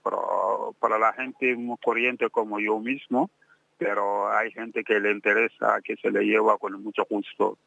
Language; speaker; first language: Spanish; non-native, fluent; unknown